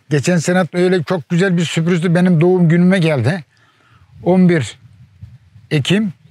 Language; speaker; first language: Turkish; native; Turkish